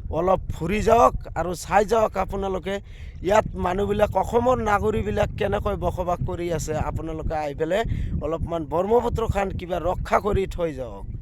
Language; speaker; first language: Assamese; non-native, local second language; Bangla